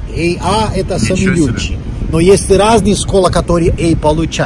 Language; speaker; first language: Russian; non-native, fluent; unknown